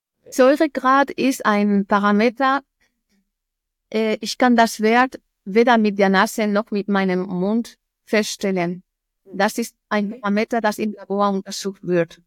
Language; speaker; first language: German; non-native, fluent; Spanish